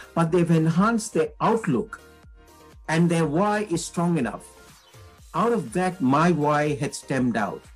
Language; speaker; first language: English; non-native, local second language; Tamil